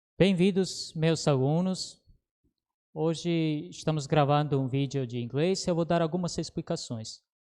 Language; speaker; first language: Portuguese; non-native, fluent; Croatian